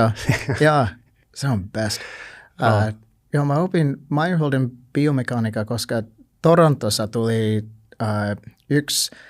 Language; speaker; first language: Finnish; non-native, learner; English